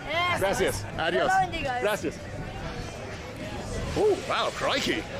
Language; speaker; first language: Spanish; non-native, learner; English